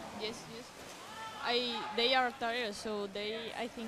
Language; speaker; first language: English; non-native, learner; Spanish